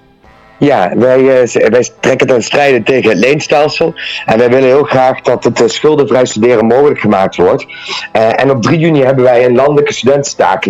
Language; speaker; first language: Dutch; native; Dutch